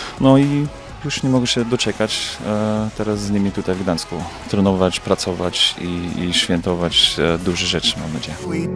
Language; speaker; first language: Polish; non-native, fluent; German